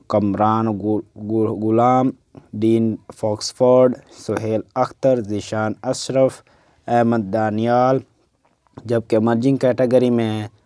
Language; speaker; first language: Urdu; native; Urdu